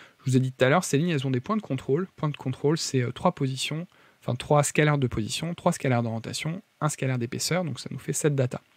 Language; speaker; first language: French; native; French